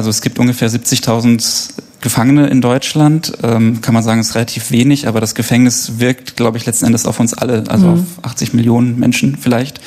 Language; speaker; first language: German; native; German